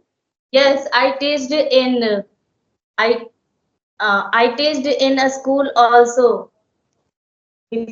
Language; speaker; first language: English; non-native, learner; Hindi